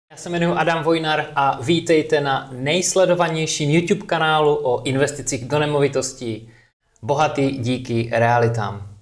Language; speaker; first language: Czech; native; Czech